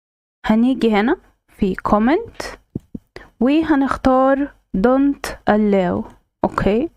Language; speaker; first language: Arabic; native; Arabic